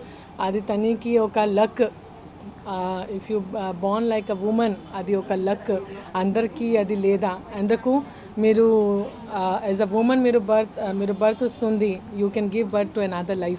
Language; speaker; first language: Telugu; non-native, learner; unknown